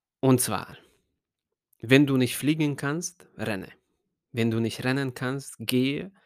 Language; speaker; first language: German; non-native, fluent; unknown